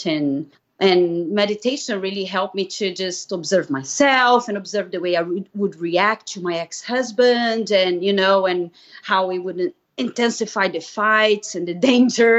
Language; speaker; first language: English; non-native, fluent; Portuguese